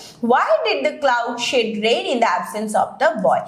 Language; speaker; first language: English; non-native, local second language; Bangla